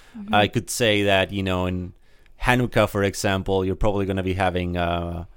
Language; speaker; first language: English; early bilingual, other home language; Spanish